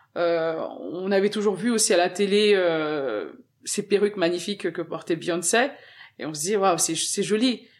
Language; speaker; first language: French; early bilingual, other home language; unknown